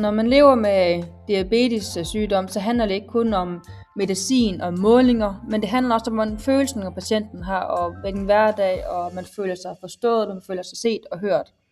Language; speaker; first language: Danish; native; Danish